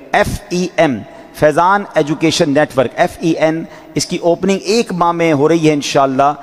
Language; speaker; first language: Urdu; native; Urdu